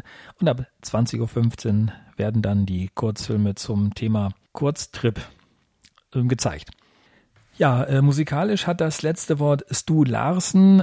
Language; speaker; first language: German; native; German